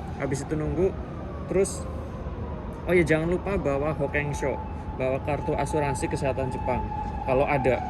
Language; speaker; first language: Indonesian; native; Indonesian